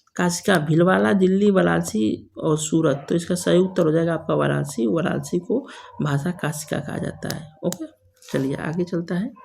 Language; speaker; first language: Hindi; native; Hindi